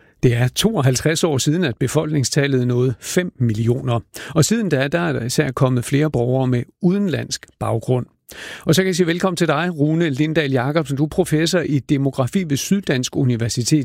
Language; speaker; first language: Danish; native; Danish